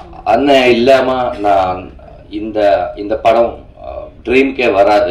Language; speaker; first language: Tamil; non-native, learner; Telugu